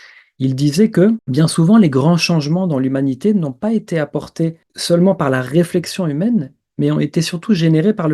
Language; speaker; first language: French; native; French